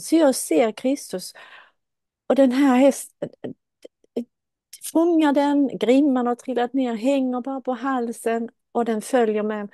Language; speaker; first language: Swedish; non-native, fluent; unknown